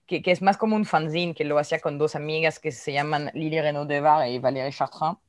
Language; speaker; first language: Spanish; non-native, fluent; French